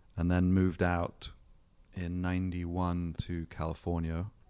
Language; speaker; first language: English; native; English